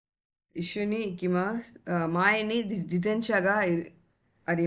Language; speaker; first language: Japanese; non-native, fluent; Tamil